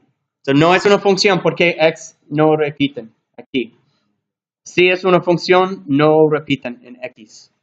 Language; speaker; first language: Spanish; non-native, learner; English